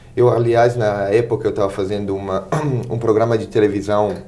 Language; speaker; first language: Portuguese; non-native, fluent; Italian